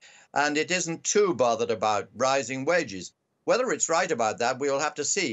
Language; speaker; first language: English; native; English